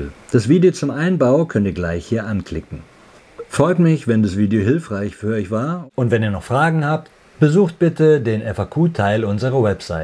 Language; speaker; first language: German; native; German